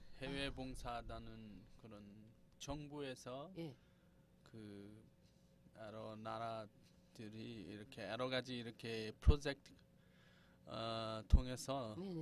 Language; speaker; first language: Korean; non-native, fluent; Bangla